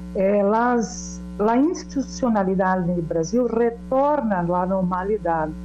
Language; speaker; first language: Spanish; non-native, learner; Portuguese